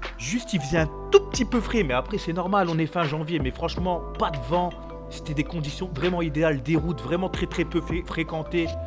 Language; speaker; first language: French; native; French